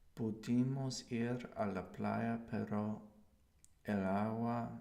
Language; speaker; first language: Spanish; non-native, learner; English